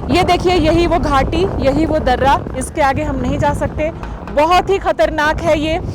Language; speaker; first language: Hindi; native; Hindi